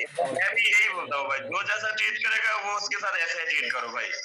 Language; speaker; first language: Hindi; non-native, learner; Bangla